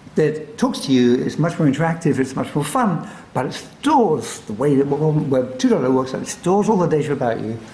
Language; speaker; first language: English; native; English